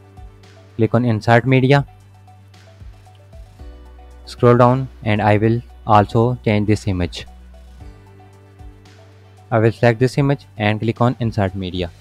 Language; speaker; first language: English; non-native, fluent; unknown